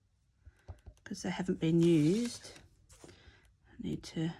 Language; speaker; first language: English; native; English